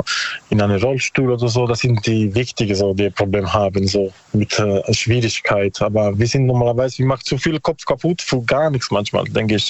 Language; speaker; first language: German; non-native, learner; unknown